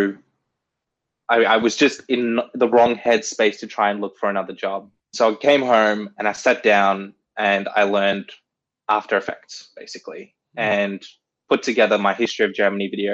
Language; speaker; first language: English; native; English